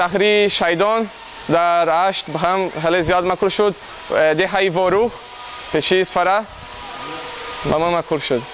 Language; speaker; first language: Persian; non-native, learner; Portuguese